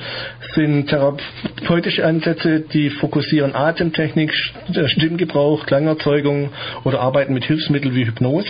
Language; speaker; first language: German; native; German